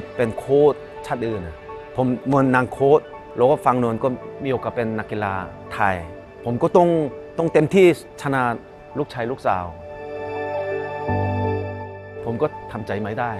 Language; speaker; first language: Thai; non-native, fluent; Korean